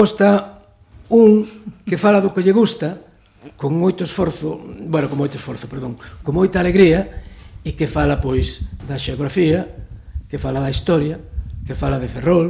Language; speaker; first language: Galician; native; Galician